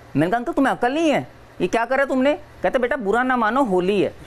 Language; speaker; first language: Hindi; native; Hindi